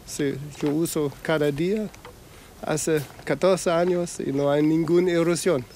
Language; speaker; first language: Spanish; non-native, fluent; German